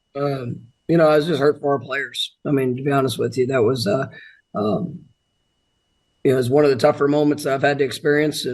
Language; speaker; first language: English; native; English